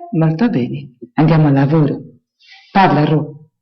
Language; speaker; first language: Italian; non-native, fluent; Portuguese